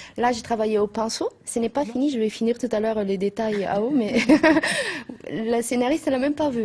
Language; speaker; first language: French; non-native, fluent; Italian